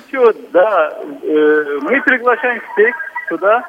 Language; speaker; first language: Russian; non-native, fluent; Turkish